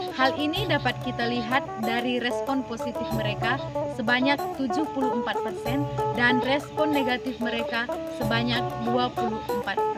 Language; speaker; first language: Indonesian; non-native, local second language; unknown